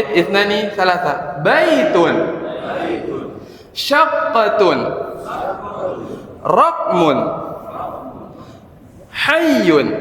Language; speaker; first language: Arabic; non-native, fluent; Indonesian